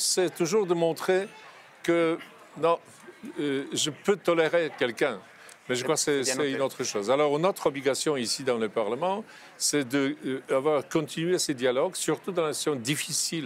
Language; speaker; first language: French; non-native, fluent; Polish